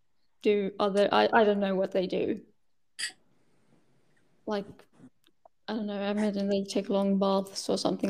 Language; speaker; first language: English; non-native, fluent; Swedish